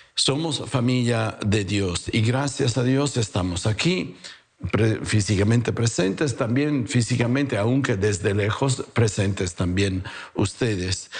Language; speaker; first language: Spanish; non-native, fluent; Italian